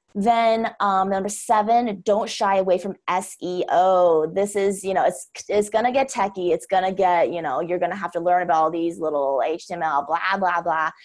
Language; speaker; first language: English; non-native, fluent; Chinese